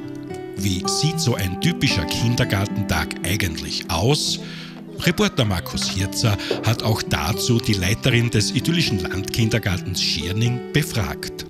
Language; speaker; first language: German; native; German